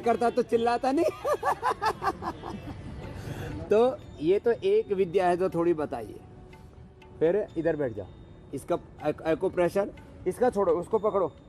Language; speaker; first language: Hindi; non-native, local second language; Gujarati